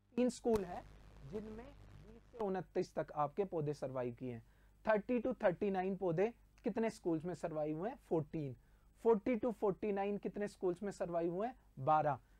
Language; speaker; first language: Hindi; native; Hindi